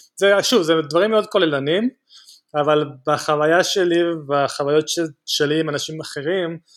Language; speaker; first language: Hebrew; non-native, fluent; Spanish